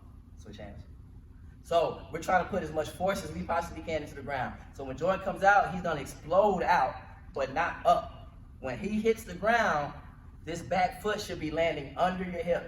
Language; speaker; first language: English; native; English